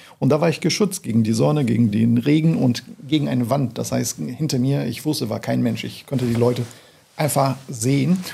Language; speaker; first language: German; non-native, fluent; Portuguese